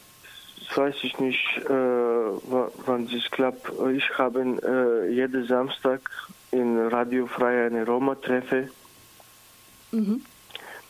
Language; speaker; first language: German; non-native, learner; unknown